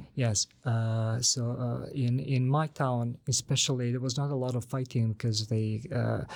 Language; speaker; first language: English; non-native, fluent; Bosnian